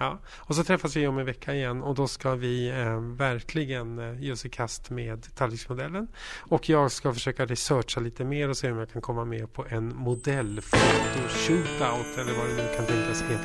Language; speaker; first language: Swedish; native; Swedish